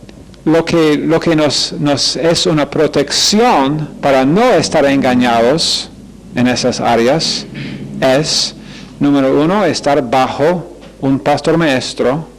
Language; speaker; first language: Spanish; non-native, fluent; English